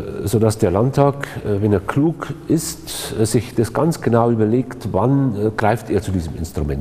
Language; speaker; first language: German; native; German